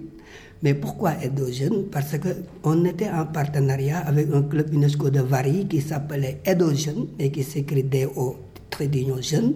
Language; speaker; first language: French; non-native, local second language; Wolof